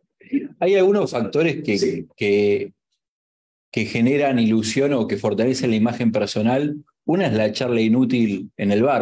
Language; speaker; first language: Spanish; native; Spanish